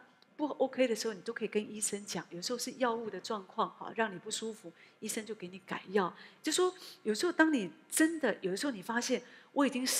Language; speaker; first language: Chinese; native; Chinese